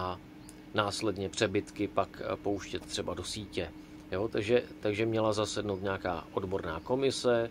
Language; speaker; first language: Czech; native; Czech